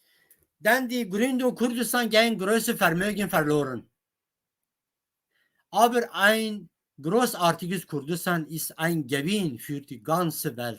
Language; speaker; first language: German; non-native, fluent; Kurdish